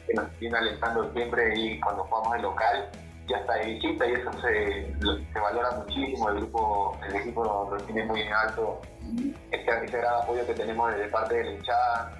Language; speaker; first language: Spanish; native; Spanish